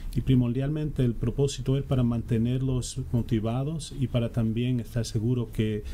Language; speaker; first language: Spanish; early bilingual, heritage; Spanish